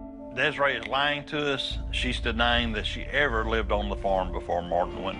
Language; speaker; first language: English; native; English